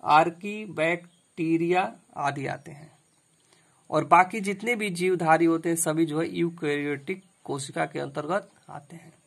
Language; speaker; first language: Hindi; native; Hindi